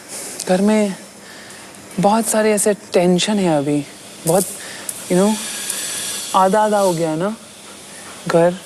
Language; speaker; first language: Hindi; native; Hindi